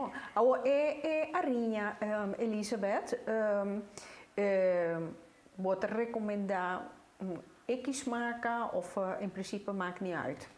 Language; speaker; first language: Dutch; non-native, local second language; Papiamento